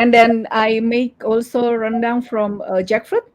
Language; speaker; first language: English; non-native, learner; Indonesian